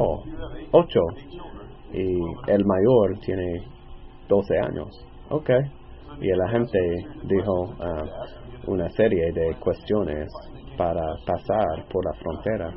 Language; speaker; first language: Spanish; non-native, fluent; English